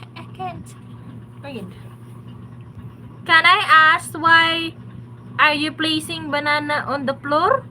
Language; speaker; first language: English; non-native, local second language; Cebuano